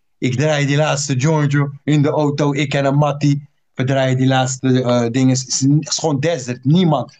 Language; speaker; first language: Dutch; early bilingual, other home language; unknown